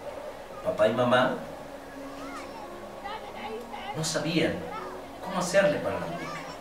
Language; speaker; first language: Spanish; native; Spanish